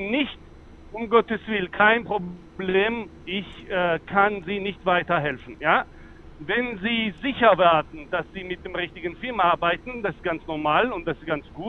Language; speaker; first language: German; non-native, fluent; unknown